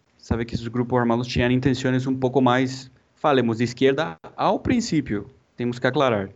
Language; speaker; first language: Portuguese; non-native, fluent; Spanish